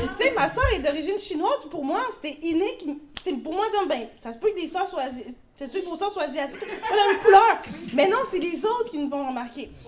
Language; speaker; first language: French; native; French